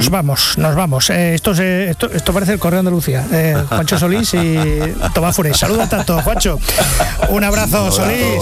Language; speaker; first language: Spanish; native; Spanish